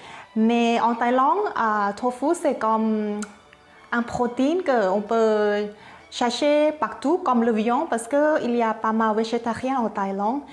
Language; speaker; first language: French; non-native, learner; Thai